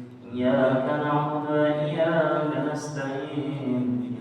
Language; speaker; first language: Indonesian; native; Indonesian